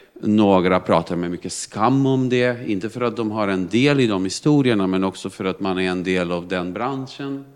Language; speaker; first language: Swedish; non-native, fluent; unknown